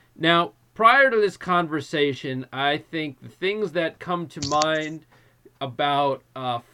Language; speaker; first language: English; native; English